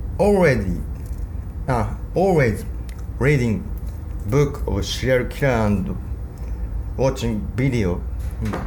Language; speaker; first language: English; non-native, learner; Japanese